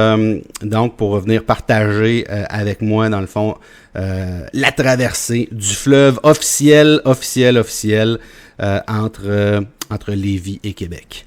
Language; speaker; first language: French; native; French